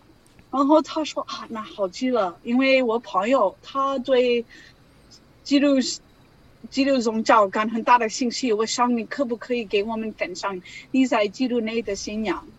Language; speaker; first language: Chinese; non-native, learner; English